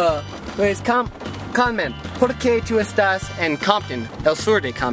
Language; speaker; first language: Spanish; non-native, learner; English